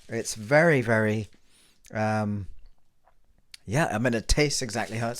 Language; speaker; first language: English; native; English